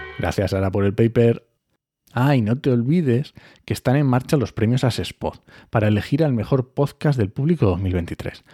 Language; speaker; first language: Spanish; native; Spanish